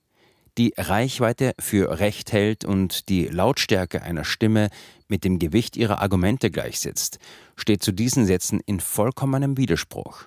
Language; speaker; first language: German; native; German